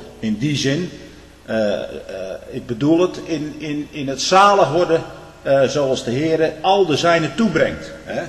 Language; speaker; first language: Dutch; native; Dutch